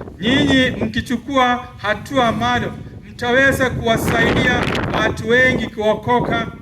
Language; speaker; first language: Swahili; non-native, fluent; Malayalam